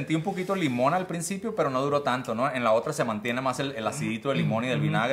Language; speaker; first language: Spanish; native; Spanish